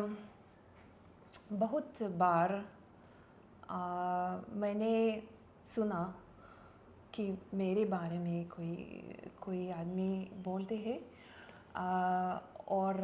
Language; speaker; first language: Hindi; non-native, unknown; Lithuanian